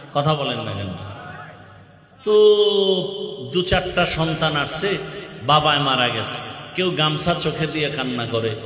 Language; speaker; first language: Bangla; native; Bangla